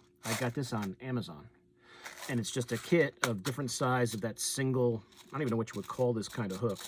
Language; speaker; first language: English; native; English